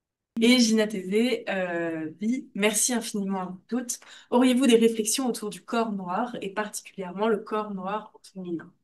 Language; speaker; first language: French; native; French